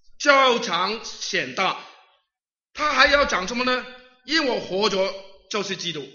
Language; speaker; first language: Chinese; non-native, local second language; Cantonese